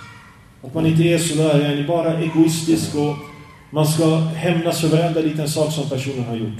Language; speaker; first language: Swedish; early bilingual, other home language; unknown